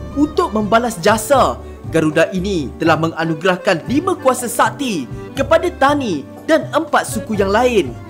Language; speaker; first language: Malay; native; Malay